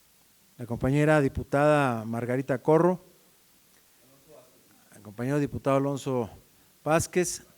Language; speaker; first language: Spanish; native; Spanish